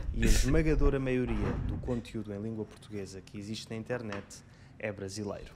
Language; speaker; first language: Portuguese; native; Portuguese